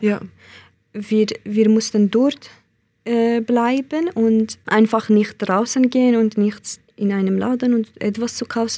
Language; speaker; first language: German; non-native, learner; Central Kurdish